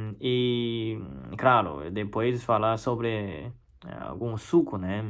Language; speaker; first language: Portuguese; non-native, fluent; Chinese